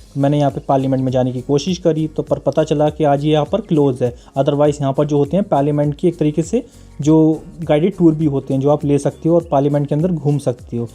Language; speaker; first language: Hindi; native; Hindi